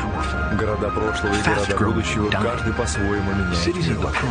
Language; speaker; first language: Russian; native; Russian